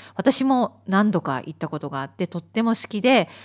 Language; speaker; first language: Japanese; native; Japanese